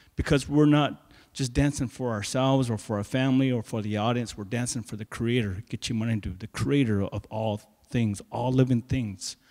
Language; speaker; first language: English; native; English